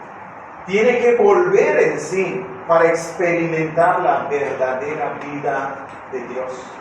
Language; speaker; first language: Spanish; native; Spanish